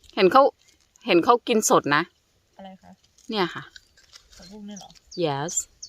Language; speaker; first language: Thai; native; Thai